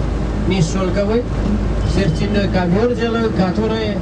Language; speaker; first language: Russian; non-native, learner; Nepali